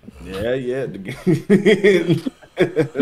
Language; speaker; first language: English; native; English